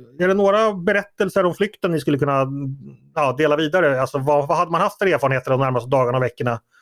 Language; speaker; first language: Swedish; native; Swedish